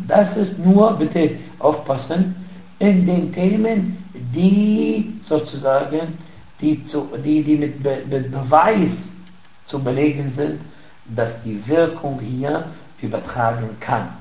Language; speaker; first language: German; non-native, fluent; Arabic